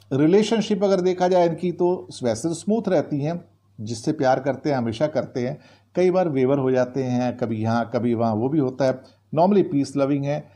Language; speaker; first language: Hindi; native; Hindi